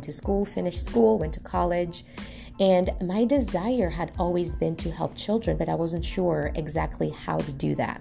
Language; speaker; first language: English; non-native, fluent; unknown